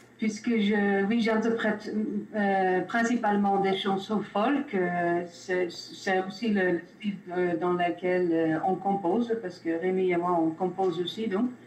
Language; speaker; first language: French; non-native, fluent; Dutch